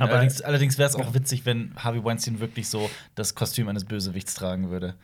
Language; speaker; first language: German; native; German